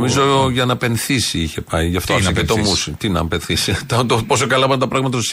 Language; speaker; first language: Greek; native; Greek